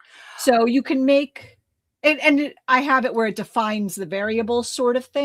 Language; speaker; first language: English; native; English